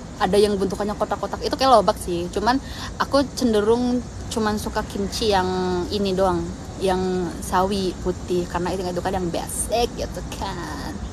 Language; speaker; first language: Indonesian; native; Indonesian